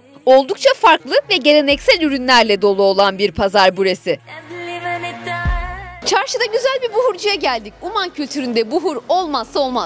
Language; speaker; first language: Turkish; native; Turkish